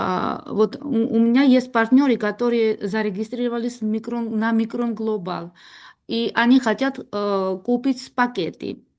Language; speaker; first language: Russian; non-native, learner; Georgian